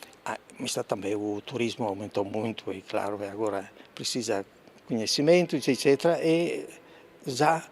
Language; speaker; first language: Portuguese; non-native, fluent; Italian